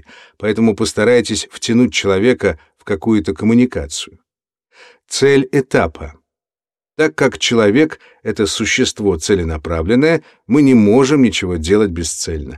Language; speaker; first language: Russian; native; Russian